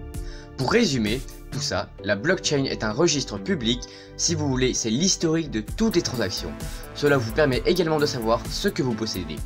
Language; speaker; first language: French; native; French